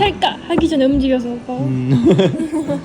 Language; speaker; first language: Korean; non-native, fluent; Japanese